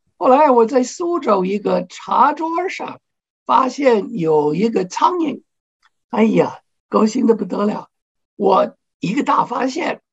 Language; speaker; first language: Chinese; non-native, fluent; English